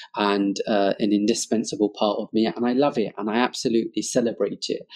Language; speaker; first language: English; early bilingual, other home language; Bangla